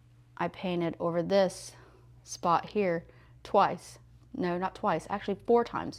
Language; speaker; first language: English; native; English